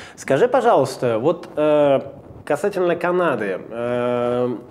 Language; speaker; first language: Russian; native; Russian